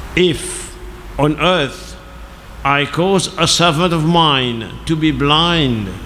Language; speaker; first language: English; non-native, local second language; Morisyen